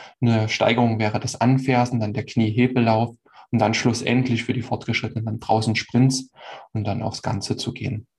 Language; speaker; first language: German; native; German